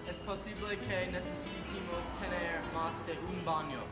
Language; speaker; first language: Spanish; non-native, learner; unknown